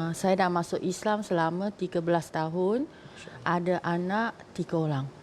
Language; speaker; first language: Malay; non-native, local second language; Chinese